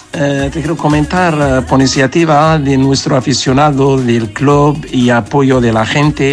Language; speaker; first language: Spanish; non-native, learner; Arabic